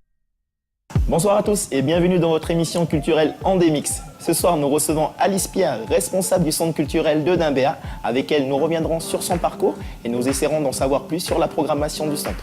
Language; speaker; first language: French; native; French